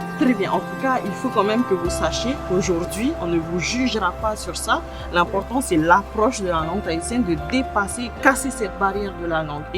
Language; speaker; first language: French; native; French